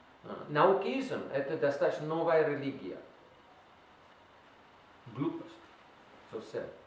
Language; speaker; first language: Russian; non-native, learner; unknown